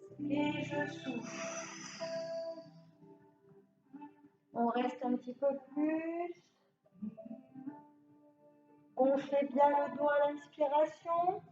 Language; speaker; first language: French; native; French